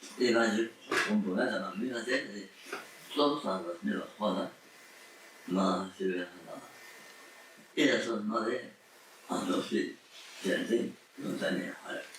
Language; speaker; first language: Catalan; non-native, local second language; Spanish